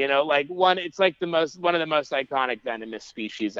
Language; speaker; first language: English; native; English